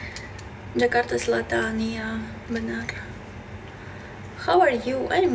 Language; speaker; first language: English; non-native, learner; Belarusian